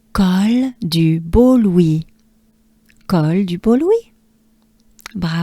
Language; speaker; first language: French; native; French